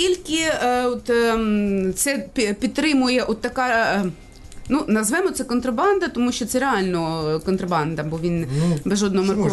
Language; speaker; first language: Ukrainian; native; Ukrainian